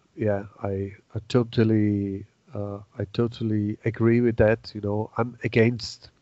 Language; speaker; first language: English; non-native, fluent; Czech